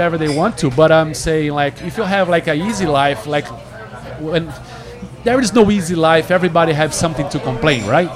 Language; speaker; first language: English; non-native, fluent; Portuguese